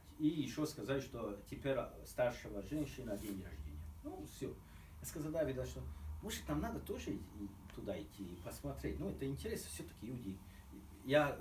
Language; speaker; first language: Russian; non-native, fluent; Hungarian